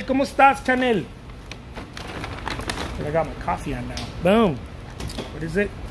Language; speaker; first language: English; non-native, fluent; Spanish